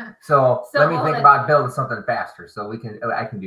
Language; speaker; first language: English; native; English